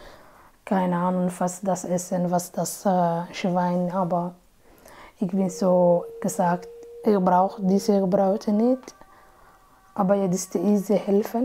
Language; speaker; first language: German; non-native, learner; Somali